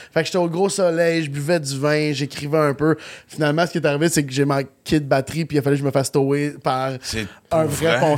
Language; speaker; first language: French; native; French